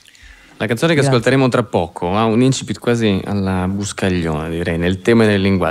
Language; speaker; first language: Italian; native; Italian